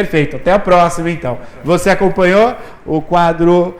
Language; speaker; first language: Portuguese; native; Portuguese